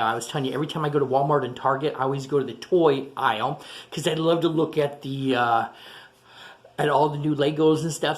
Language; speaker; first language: English; native; English